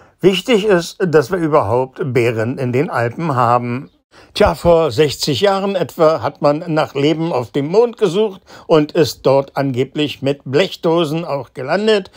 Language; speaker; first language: German; native; German